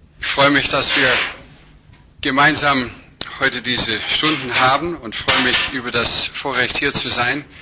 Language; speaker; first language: German; non-native, fluent; English